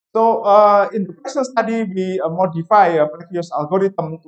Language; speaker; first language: English; non-native, fluent; Indonesian